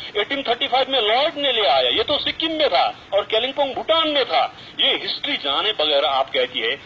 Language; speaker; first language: Hindi; non-native, local second language; Nepali